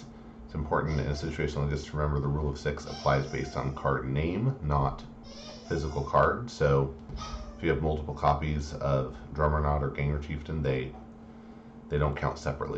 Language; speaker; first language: English; native; English